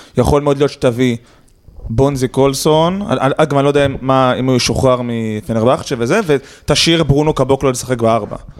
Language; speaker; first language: Hebrew; native; Hebrew